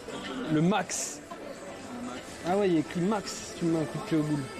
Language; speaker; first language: French; native; French